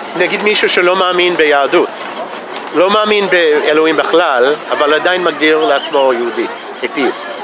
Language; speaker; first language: Hebrew; non-native, fluent; English